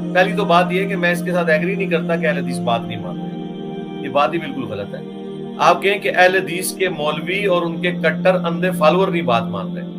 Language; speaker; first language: Urdu; non-native, local second language; Punjabi